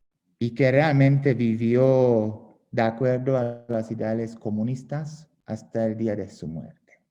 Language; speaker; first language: Spanish; non-native, fluent; Hungarian